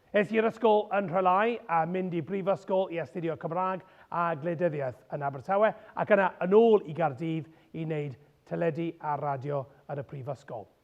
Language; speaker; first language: Welsh; non-native, local second language; English